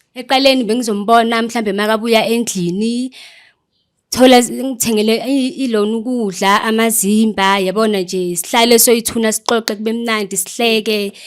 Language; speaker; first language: Zulu; native; Zulu